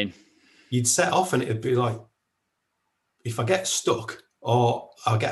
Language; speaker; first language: English; native; English